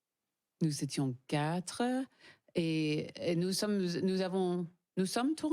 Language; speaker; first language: French; non-native, learner; English